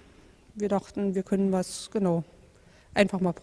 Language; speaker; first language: German; native; German